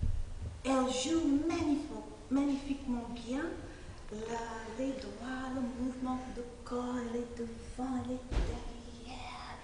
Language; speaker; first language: French; non-native, fluent; English